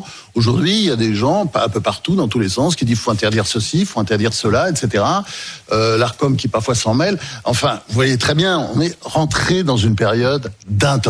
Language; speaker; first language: French; native; French